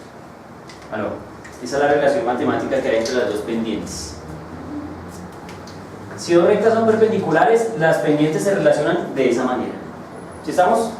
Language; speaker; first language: Spanish; native; Spanish